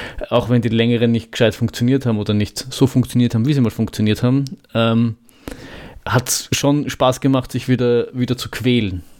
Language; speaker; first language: German; native; German